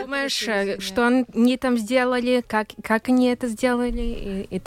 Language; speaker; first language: Russian; non-native, local second language; Latvian